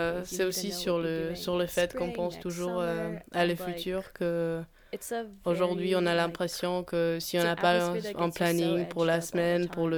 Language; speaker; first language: French; non-native, fluent; Polish